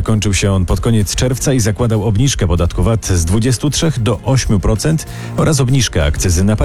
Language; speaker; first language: Polish; native; Polish